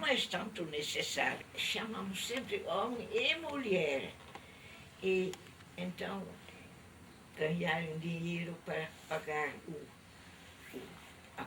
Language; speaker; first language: Portuguese; non-native, fluent; Dutch